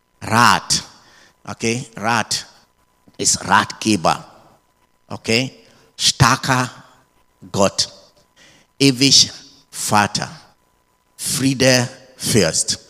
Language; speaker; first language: German; non-native, learner; English